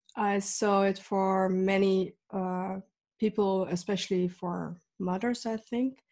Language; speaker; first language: English; early bilingual, other home language; Dutch